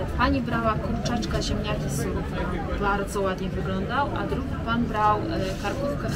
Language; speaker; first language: Polish; native; Polish